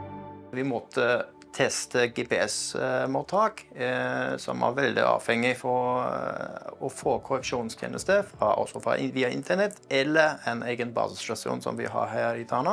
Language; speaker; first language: Norwegian; non-native, fluent; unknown